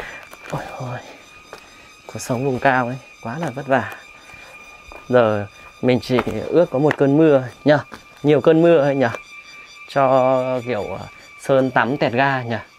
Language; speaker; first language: Vietnamese; native; Vietnamese